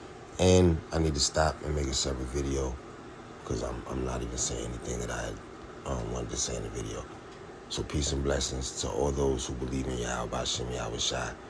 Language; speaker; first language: English; native; English